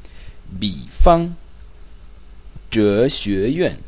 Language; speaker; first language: Chinese; non-native, learner; Czech